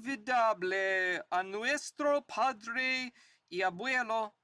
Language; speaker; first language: Spanish; non-native, learner; English